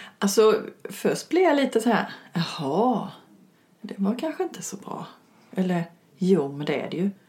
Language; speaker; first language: Swedish; native; Swedish